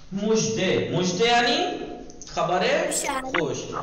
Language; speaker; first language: Persian; non-native, fluent; Urdu